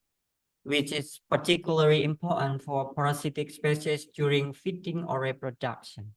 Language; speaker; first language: English; non-native, learner; Indonesian